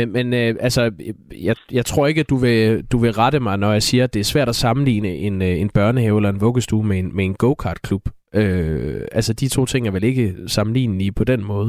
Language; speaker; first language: Danish; native; Danish